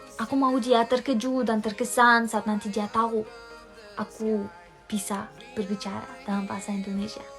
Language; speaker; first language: Indonesian; non-native, fluent; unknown